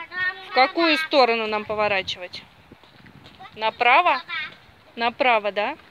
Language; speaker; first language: Russian; native; Russian